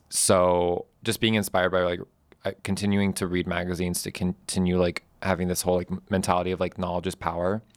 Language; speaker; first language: English; native; English